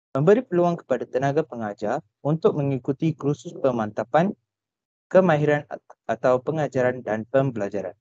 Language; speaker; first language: Malay; non-native, local second language; Tamil